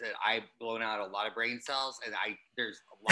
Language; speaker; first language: English; native; English